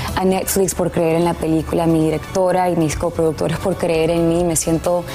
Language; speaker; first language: Spanish; early bilingual, heritage; Spanish